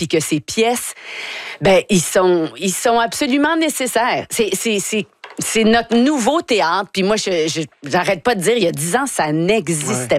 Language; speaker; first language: French; native; French